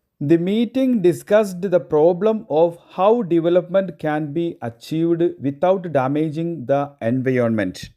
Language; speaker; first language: English; non-native, local second language; Malayalam